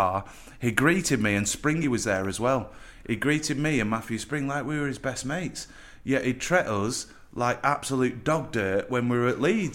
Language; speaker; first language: English; native; English